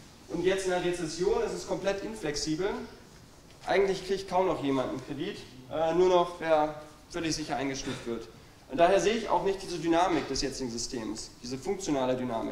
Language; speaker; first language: German; native; German